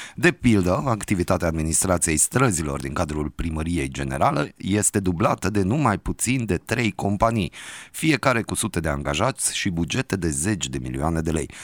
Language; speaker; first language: Romanian; native; Romanian